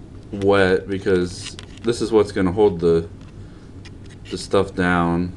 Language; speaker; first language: English; native; English